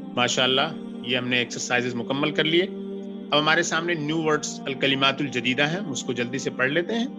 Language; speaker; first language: Urdu; native; Urdu